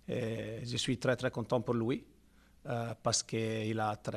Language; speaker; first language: French; non-native, fluent; Italian